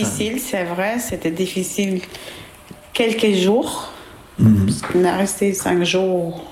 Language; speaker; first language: French; non-native, learner; Albanian